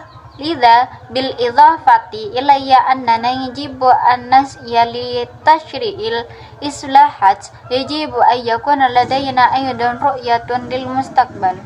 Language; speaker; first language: Arabic; non-native, fluent; Indonesian